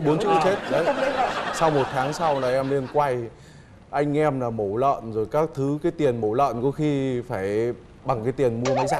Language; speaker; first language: Vietnamese; native; Vietnamese